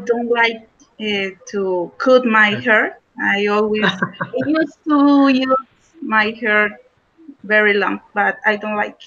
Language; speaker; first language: English; non-native, learner; Spanish